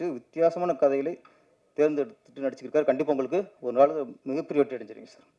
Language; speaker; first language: Tamil; native; Tamil